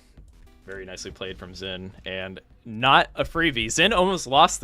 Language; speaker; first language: English; native; English